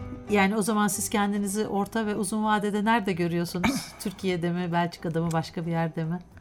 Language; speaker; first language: Turkish; native; Turkish